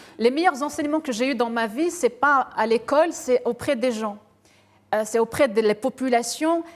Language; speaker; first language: French; early bilingual, other home language; Arabic